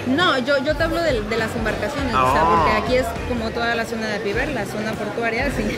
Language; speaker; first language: Spanish; native; Spanish